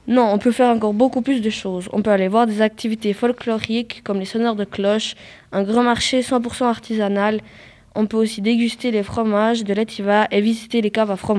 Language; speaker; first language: French; native; French